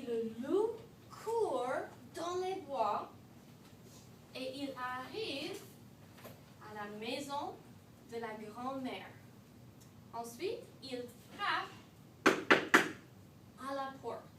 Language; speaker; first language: French; non-native, fluent; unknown